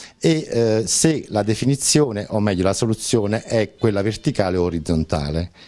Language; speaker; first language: Italian; native; Italian